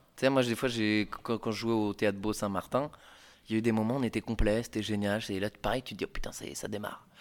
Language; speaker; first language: French; native; French